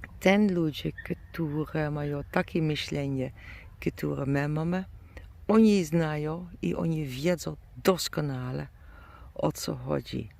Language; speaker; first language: Polish; non-native, learner; German